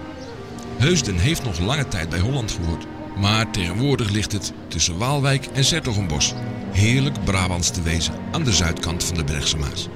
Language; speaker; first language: Dutch; native; Dutch